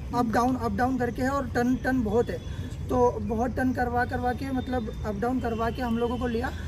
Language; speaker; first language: Hindi; non-native, local second language; Marathi